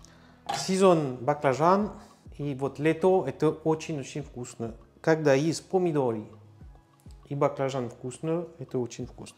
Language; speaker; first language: Russian; non-native, learner; French